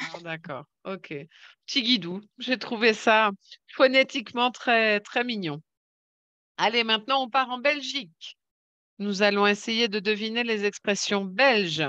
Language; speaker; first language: French; native; French